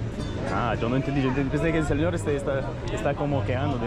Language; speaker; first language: Spanish; non-native, fluent; German